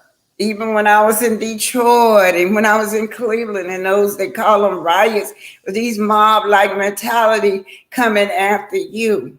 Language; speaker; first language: English; native; English